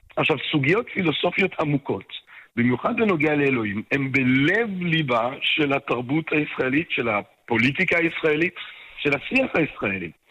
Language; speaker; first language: Hebrew; non-native, fluent; French